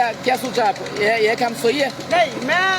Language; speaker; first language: Hindi; non-native, learner; Bangla